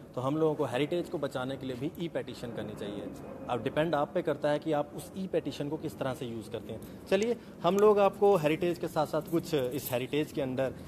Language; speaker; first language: Hindi; native; Hindi